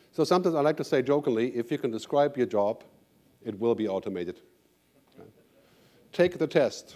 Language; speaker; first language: English; non-native, fluent; German